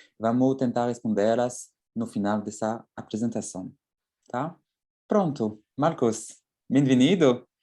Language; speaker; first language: Portuguese; non-native, fluent; French